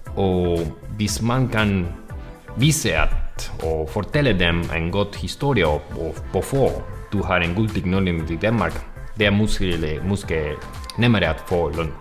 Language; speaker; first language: Danish; non-native, fluent; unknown